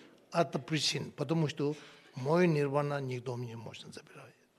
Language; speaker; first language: Russian; non-native, learner; Tibetan